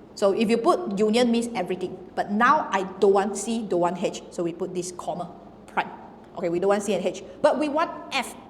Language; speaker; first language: English; non-native, local second language; Chinese